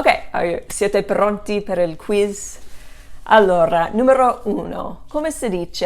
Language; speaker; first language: Italian; non-native, fluent; English